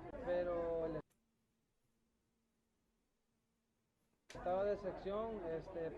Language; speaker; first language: Spanish; native; Spanish